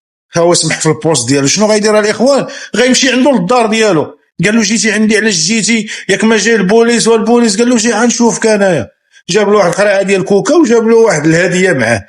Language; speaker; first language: Arabic; native; Arabic